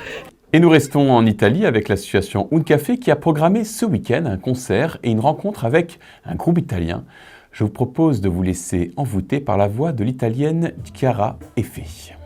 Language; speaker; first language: French; native; French